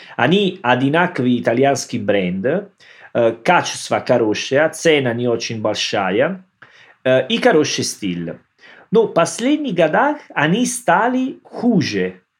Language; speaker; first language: Russian; non-native, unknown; Italian